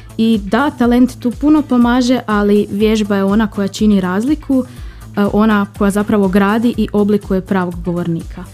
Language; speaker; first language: Croatian; native; Croatian